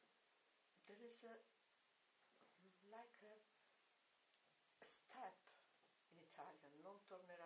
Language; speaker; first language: English; non-native, learner; Italian